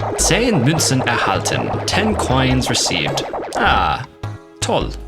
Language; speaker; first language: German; non-native, learner; English